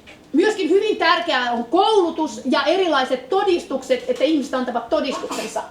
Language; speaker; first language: Finnish; native; Finnish